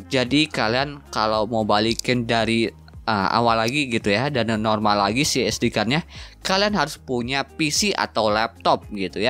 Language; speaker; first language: Indonesian; native; Indonesian